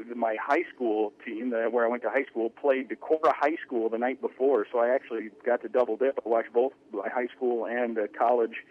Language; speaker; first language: English; native; English